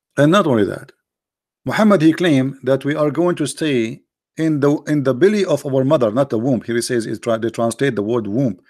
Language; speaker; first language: English; non-native, fluent; Arabic